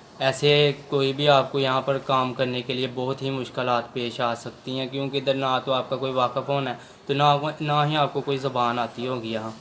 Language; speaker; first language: Urdu; non-native, local second language; Punjabi